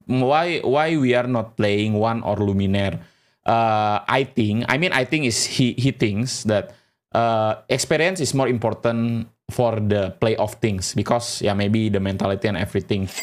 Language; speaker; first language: English; non-native, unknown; Indonesian